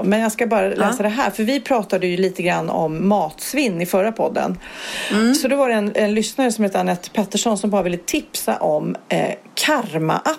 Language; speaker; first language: Swedish; native; Swedish